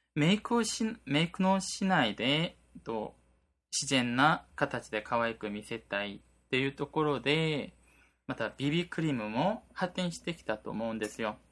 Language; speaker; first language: Japanese; non-native, fluent; Korean